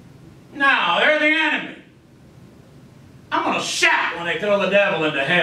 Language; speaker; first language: English; native; English